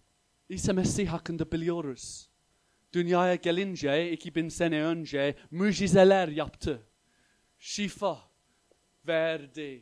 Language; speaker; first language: Turkish; non-native, fluent; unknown